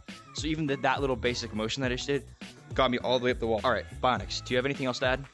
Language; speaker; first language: English; native; English